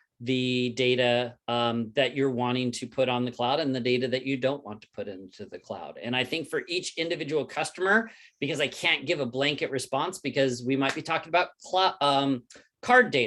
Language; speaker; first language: English; native; English